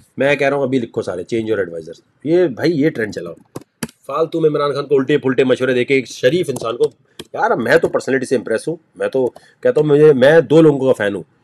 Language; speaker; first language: Urdu; native; Urdu